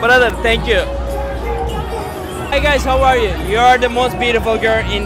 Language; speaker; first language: English; non-native, learner; Turkish